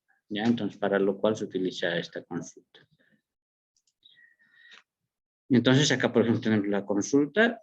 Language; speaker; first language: Spanish; native; Spanish